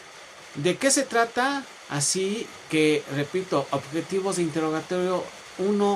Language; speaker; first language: Spanish; native; Spanish